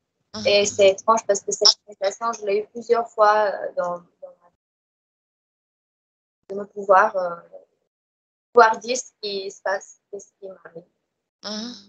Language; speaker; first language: French; non-native, fluent; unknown